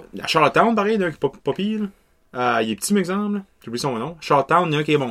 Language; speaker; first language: French; native; French